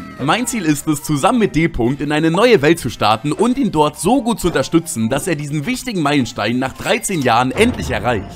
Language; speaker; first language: German; native; German